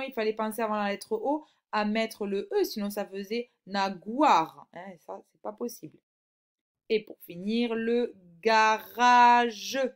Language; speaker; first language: French; native; French